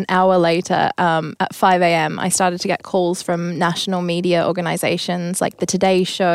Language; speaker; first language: English; native; English